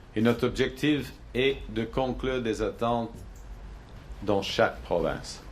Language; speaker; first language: French; non-native, local second language; English